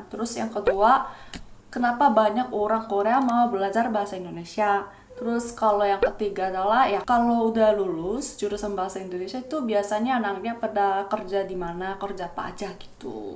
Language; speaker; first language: Indonesian; non-native, fluent; Korean